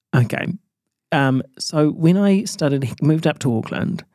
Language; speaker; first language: English; native; English